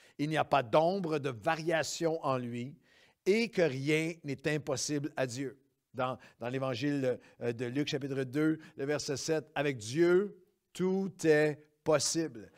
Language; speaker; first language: French; native; French